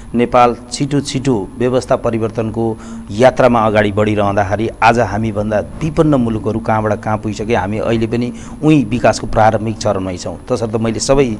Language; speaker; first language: Nepali; native; Nepali